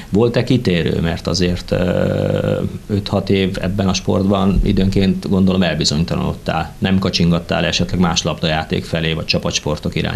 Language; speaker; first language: Hungarian; native; Hungarian